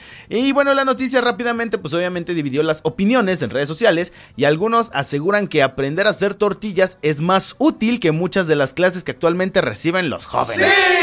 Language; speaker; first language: Spanish; native; Spanish